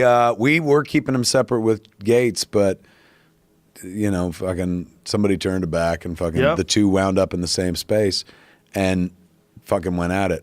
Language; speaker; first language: English; native; English